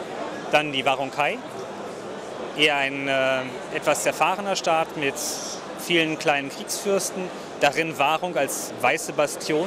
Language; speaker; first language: German; native; German